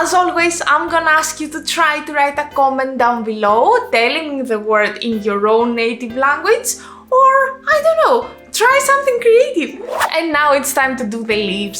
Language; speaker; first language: English; non-native, fluent; Greek